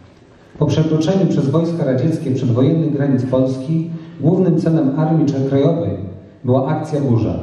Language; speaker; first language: Polish; native; Polish